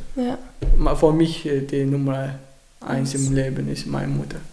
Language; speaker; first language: German; non-native, learner; Arabic